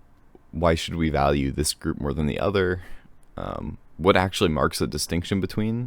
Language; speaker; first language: English; native; English